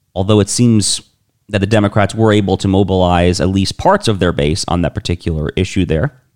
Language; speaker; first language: English; native; English